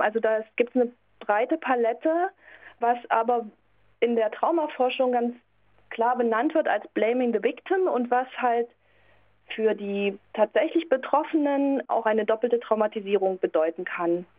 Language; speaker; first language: German; native; German